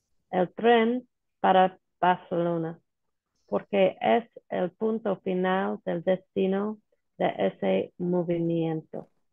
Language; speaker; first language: Spanish; non-native, learner; English